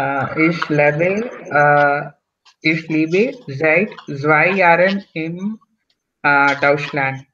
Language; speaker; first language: German; non-native, learner; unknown